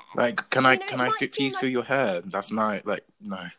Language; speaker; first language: English; native; English